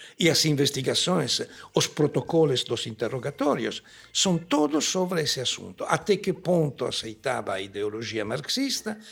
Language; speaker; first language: Portuguese; non-native, fluent; Italian